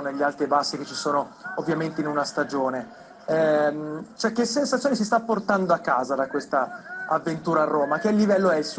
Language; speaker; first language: Italian; native; Italian